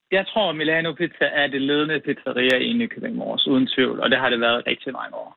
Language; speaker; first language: Danish; early bilingual, other home language; Arabic